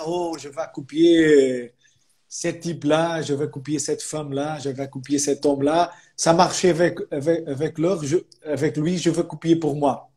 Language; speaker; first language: French; non-native, fluent; Portuguese